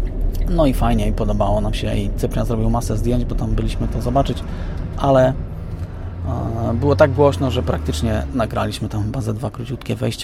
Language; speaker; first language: Polish; native; Polish